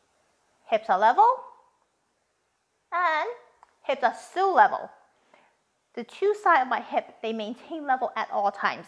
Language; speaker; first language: English; non-native, fluent; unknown